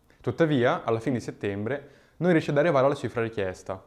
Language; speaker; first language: Italian; native; Italian